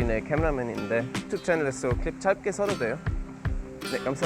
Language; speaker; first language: Korean; non-native, learner; English